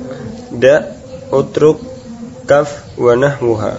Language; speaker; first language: Arabic; non-native, learner; Indonesian